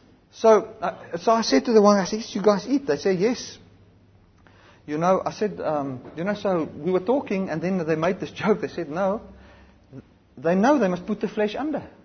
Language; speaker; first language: English; non-native, local second language; Afrikaans